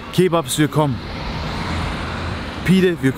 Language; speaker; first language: German; native; German